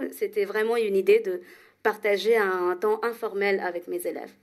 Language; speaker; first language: French; non-native, fluent; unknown